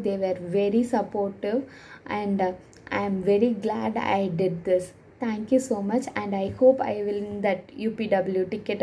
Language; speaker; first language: English; non-native, local second language; Tamil